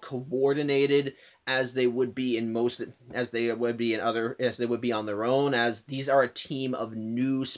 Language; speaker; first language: English; native; English